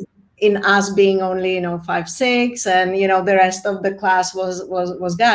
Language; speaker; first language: English; non-native, fluent; Czech